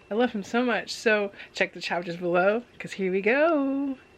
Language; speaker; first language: English; native; English